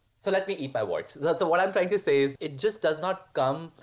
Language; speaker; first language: English; non-native, local second language; Hindi